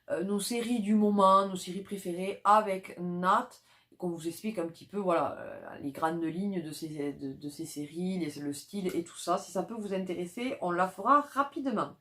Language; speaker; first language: French; native; French